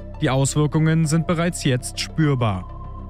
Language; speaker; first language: German; non-native, learner; Turkish